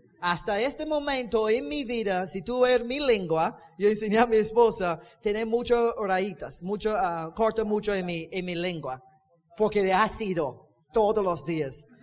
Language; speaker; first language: Spanish; non-native, learner; English